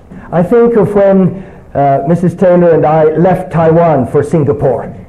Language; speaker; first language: English; early bilingual, other home language; Chinese